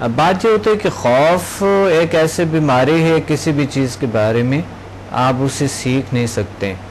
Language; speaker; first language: Urdu; non-native, local second language; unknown